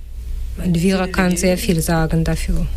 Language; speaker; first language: German; non-native, fluent; Russian